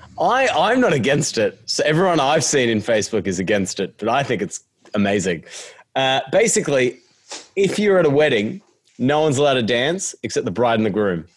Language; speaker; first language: English; native; English